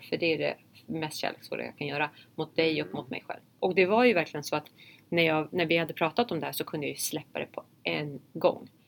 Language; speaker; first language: Swedish; early bilingual, other home language; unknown